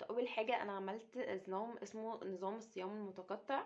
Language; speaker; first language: Arabic; native; Arabic